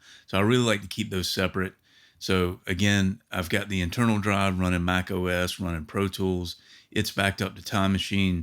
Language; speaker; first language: English; native; English